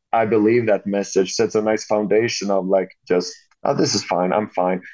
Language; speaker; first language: English; non-native, fluent; Swedish